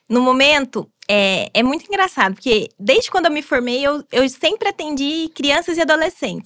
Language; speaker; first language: Portuguese; native; Portuguese